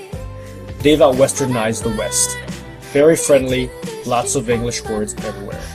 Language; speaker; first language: English; native; English